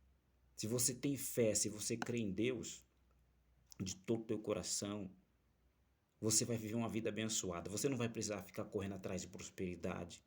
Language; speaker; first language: Portuguese; native; Portuguese